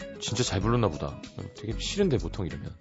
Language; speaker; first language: Korean; native; Korean